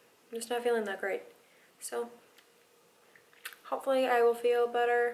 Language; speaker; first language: English; native; English